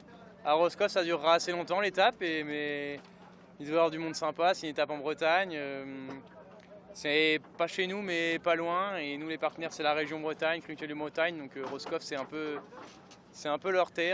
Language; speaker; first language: French; native; French